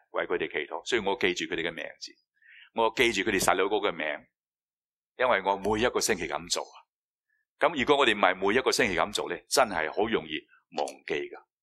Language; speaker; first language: Cantonese; non-native, fluent; Chinese